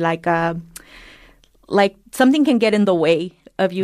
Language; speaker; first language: English; early bilingual, other home language; Spanish